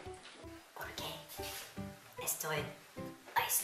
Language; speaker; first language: Spanish; non-native, learner; English